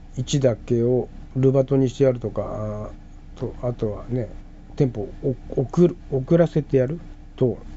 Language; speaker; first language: Japanese; native; Japanese